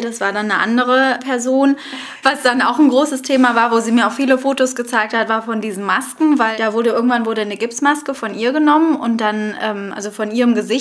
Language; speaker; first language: German; native; German